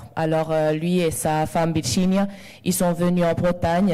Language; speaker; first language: French; non-native, local second language; Galician